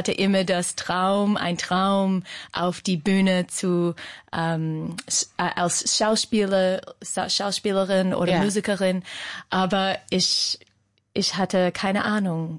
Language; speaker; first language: German; non-native, learner; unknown